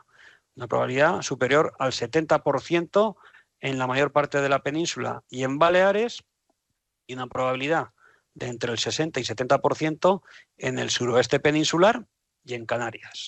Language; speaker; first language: Spanish; native; Spanish